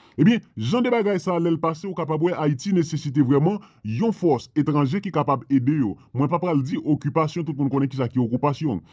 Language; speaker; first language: Haitian Creole; non-native, fluent; Spanish